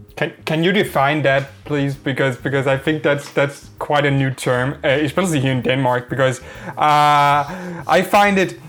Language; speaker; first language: English; non-native, fluent; Danish